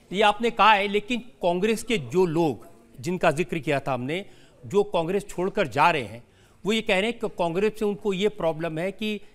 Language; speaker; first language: Hindi; native; Hindi